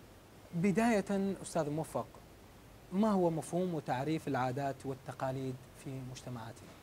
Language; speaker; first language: Arabic; native; Arabic